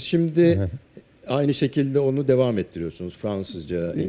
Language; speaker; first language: Turkish; native; Turkish